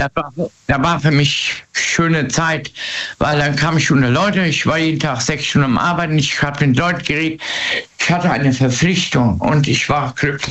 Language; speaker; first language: German; native; German